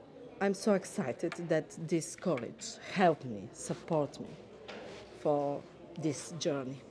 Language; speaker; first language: English; non-native, learner; Bulgarian